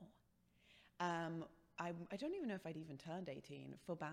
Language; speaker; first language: English; native; English